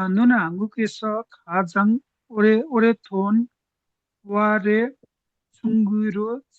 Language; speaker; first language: Korean; non-native, learner; Nepali